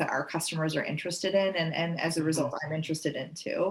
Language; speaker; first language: English; native; English